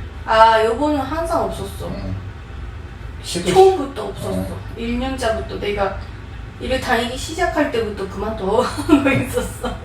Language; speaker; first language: Korean; non-native, fluent; Japanese